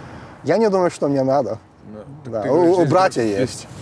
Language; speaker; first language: Russian; early bilingual, heritage; English